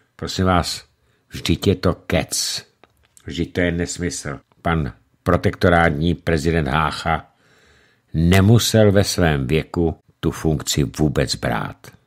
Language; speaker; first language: Czech; native; Czech